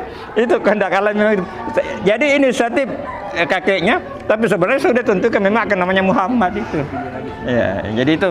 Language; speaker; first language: Indonesian; native; Indonesian